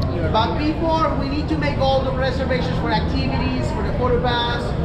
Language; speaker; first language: English; non-native, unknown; Spanish